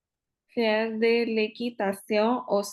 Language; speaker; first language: French; non-native, learner; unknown